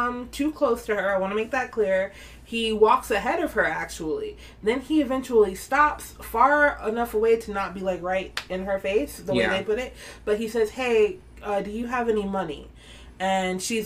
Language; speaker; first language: English; native; English